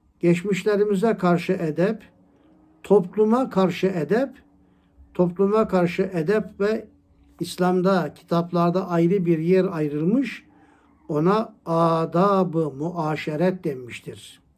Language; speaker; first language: Turkish; native; Turkish